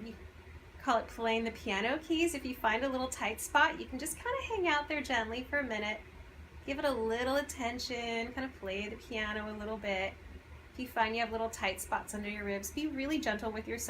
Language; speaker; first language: English; native; English